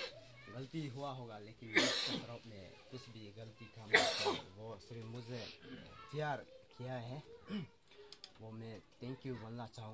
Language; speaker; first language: Hindi; non-native, local second language; Adi